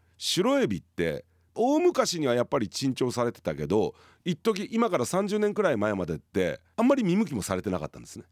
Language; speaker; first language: Japanese; native; Japanese